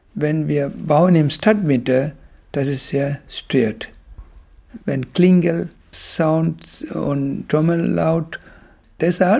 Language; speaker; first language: German; non-native, learner; Tamil